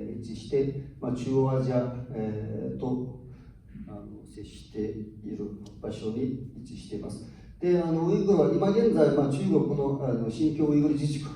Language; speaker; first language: Japanese; non-native, fluent; Uyghur